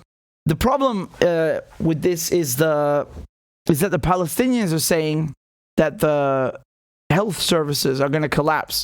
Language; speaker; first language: English; native; English